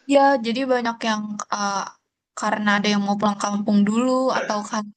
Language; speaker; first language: Indonesian; native; Indonesian